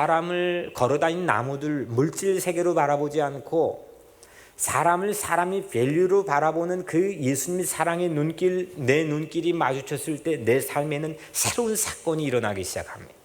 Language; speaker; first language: Korean; native; Korean